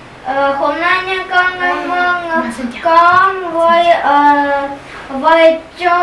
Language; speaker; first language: Vietnamese; early bilingual, heritage; Vietnamese